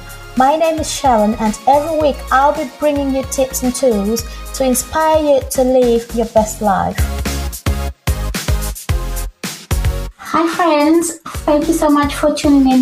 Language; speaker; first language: English; non-native, local second language; Ganda